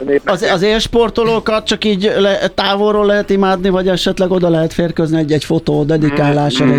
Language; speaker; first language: Hungarian; native; Hungarian